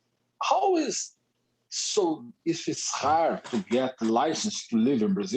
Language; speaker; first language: English; non-native, learner; Portuguese